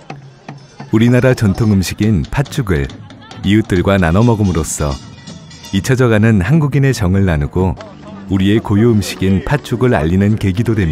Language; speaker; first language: Korean; native; Korean